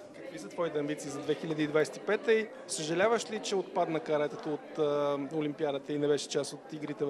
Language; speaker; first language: Bulgarian; native; Bulgarian